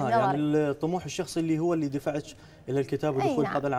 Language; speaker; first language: Arabic; native; Arabic